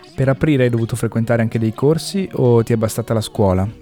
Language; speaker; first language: Italian; non-native, fluent; Chinese